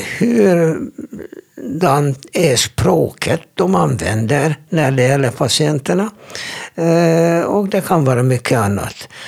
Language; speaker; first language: Swedish; non-native, fluent; Hebrew